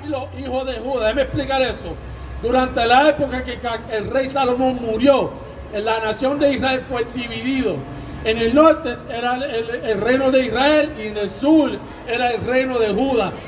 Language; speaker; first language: Spanish; early bilingual, heritage; Spanish